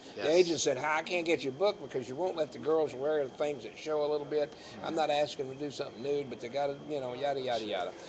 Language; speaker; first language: English; native; English